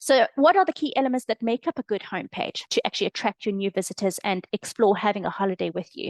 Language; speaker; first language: English; native; English